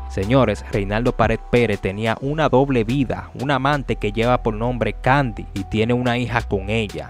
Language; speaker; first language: Spanish; native; Spanish